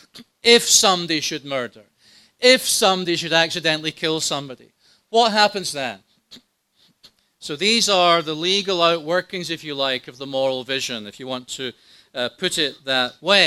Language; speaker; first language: English; native; English